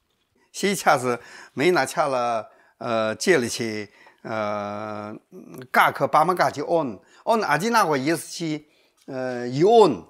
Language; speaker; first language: Russian; non-native, learner; Chinese